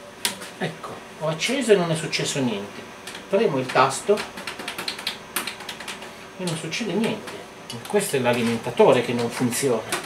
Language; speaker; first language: Italian; native; Italian